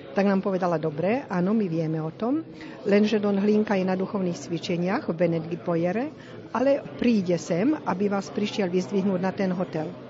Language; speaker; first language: Slovak; native; Slovak